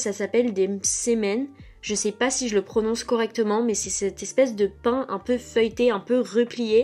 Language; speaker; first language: French; native; French